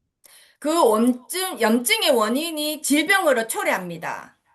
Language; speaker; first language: Korean; native; Korean